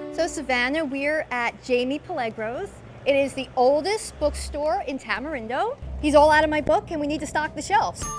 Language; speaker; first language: English; native; English